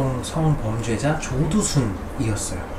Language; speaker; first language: Korean; native; Korean